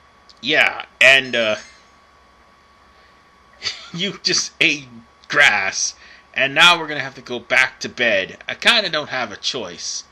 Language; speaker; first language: English; native; English